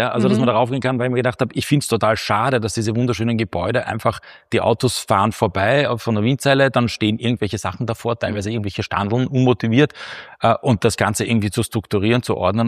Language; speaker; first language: German; native; German